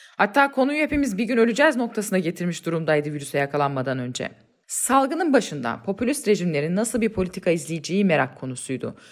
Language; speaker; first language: Turkish; native; Turkish